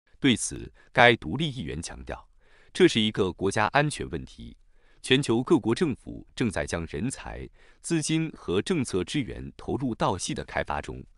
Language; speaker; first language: Chinese; native; Chinese